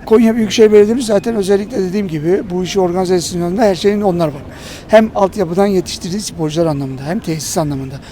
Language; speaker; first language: Turkish; native; Turkish